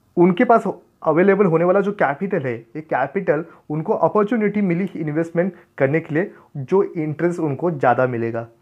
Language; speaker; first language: Hindi; non-native, local second language; Marathi